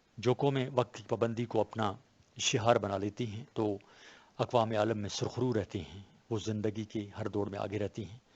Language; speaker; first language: Urdu; non-native, local second language; Pashto